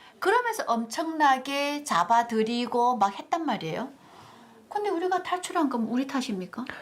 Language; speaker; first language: Korean; native; Korean